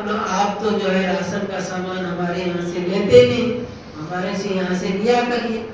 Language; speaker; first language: Hindi; native; Hindi